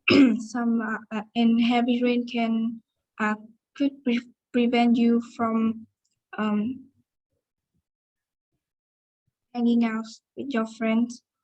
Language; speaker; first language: English; non-native, learner; Vietnamese